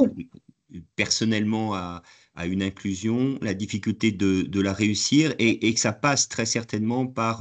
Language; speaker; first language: French; native; French